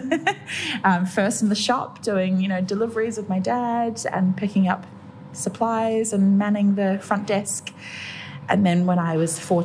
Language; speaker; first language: English; native; English